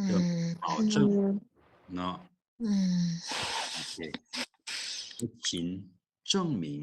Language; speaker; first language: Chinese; non-native, fluent; Lao